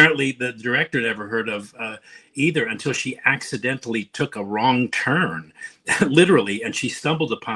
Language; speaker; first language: English; native; English